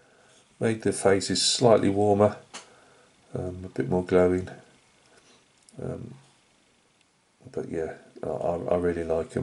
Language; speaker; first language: English; native; English